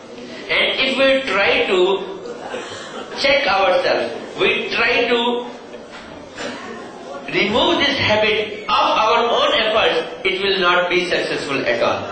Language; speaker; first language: English; non-native, local second language; Hindi